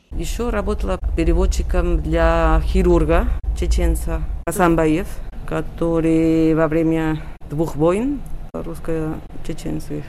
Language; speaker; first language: Russian; non-native, fluent; Catalan